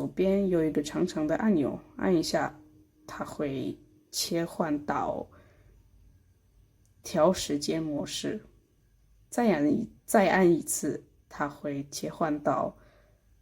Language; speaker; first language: Chinese; non-native, fluent; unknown